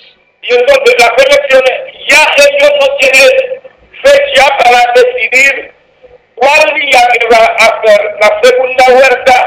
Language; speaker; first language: Spanish; non-native, fluent; Haitian Creole